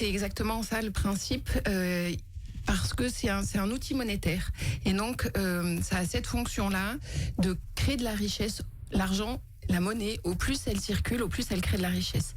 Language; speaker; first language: French; native; French